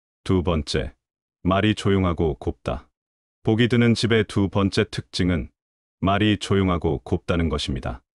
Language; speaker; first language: Korean; native; Korean